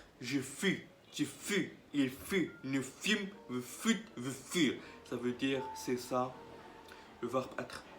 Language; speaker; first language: French; non-native, learner; Arabic